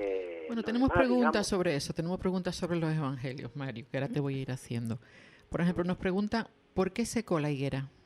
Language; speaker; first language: Spanish; native; Spanish